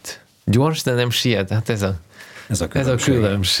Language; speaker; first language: Hungarian; non-native, fluent; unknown